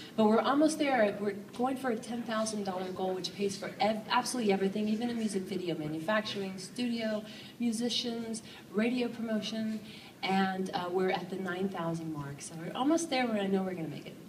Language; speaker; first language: English; native; English